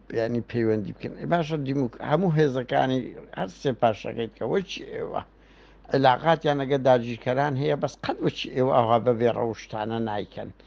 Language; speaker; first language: Central Kurdish; native; Central Kurdish